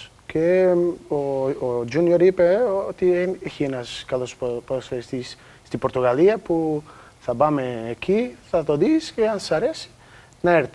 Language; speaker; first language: Greek; non-native, learner; Portuguese